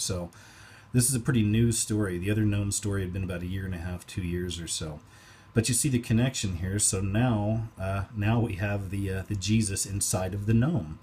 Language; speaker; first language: English; native; English